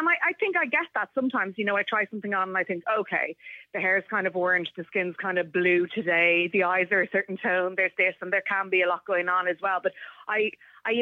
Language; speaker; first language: English; native; English